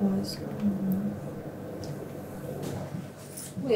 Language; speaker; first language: Japanese; native; Japanese